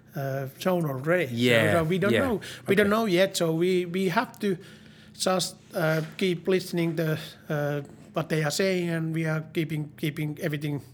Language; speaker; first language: English; non-native, learner; Finnish